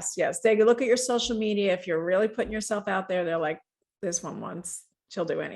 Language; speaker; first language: English; native; English